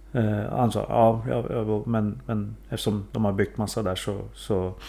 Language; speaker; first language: Swedish; early bilingual, other home language; Thai